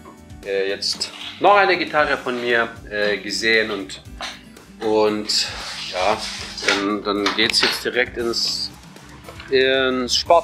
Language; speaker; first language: German; non-native, fluent; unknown